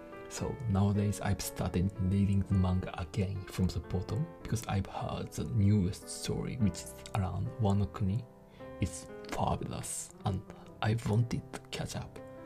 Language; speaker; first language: English; non-native, fluent; Japanese